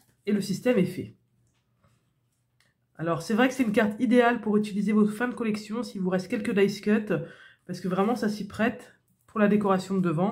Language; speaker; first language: French; native; French